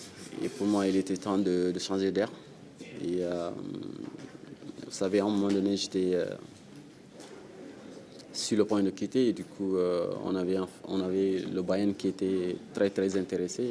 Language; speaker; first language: French; non-native, local second language; Wolof